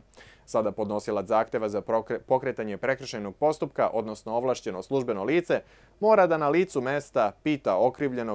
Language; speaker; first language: Serbian; native; Serbian